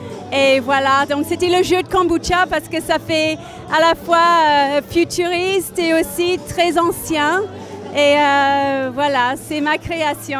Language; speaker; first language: French; non-native, learner; English